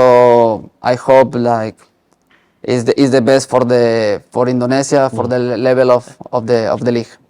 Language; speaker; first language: English; non-native, learner; Spanish